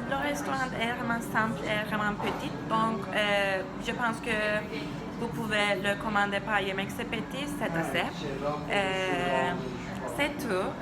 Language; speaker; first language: French; non-native, learner; Turkish